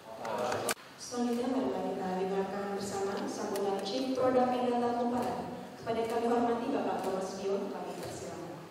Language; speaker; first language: Indonesian; native; Indonesian